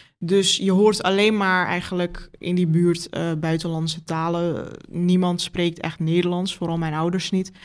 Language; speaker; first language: Dutch; early bilingual, other home language; Turkish